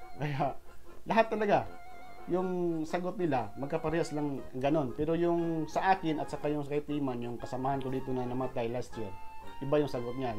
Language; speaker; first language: Filipino; non-native, local second language; Cebuano